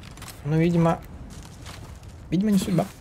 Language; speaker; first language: Russian; native; Russian